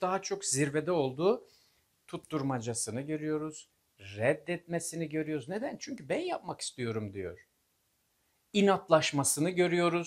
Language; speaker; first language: Turkish; native; Turkish